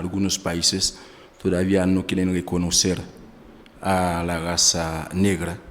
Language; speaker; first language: Spanish; non-native, fluent; Haitian Creole